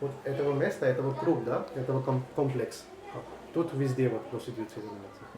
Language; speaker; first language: Russian; non-native, learner; Hindi